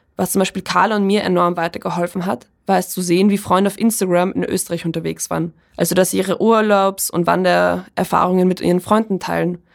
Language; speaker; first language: German; early bilingual, other home language; Polish